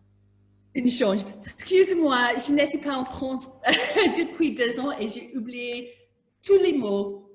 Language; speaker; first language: French; non-native, learner; English